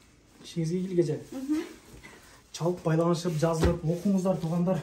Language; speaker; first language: Kyrgyz; native; Kyrgyz